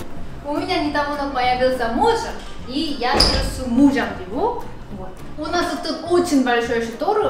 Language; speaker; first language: Russian; non-native, fluent; Korean